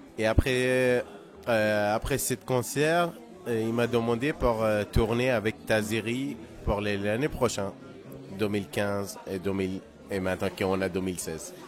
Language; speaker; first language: French; non-native, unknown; Persian